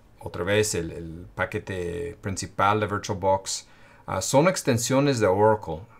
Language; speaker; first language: Spanish; non-native, fluent; English